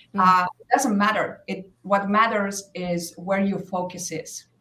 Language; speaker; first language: English; non-native, fluent; Estonian